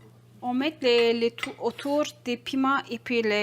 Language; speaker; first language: French; non-native, learner; Turkish